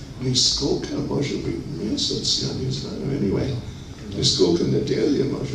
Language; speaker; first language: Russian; non-native, learner; English